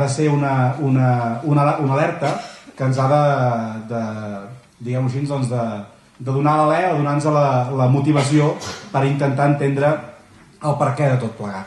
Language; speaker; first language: Catalan; native; Catalan